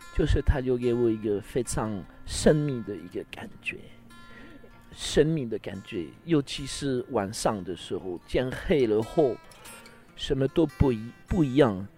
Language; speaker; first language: Chinese; non-native, fluent; French